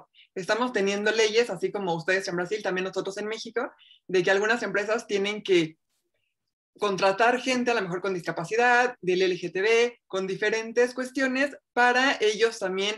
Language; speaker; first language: Spanish; native; Spanish